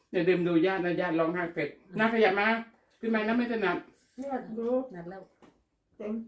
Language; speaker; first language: Thai; native; Thai